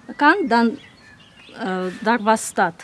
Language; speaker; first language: Dutch; non-native, learner; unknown